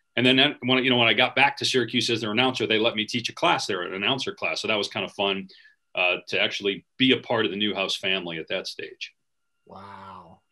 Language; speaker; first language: English; native; English